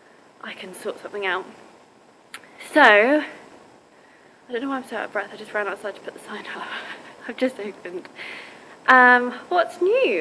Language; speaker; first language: English; native; English